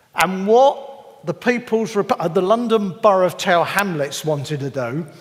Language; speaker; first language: English; native; English